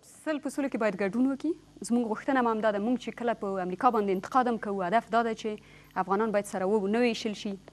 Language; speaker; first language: Pashto; non-native, local second language; Persian